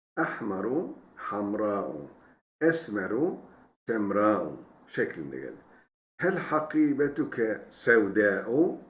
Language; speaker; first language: Arabic; non-native, fluent; Turkish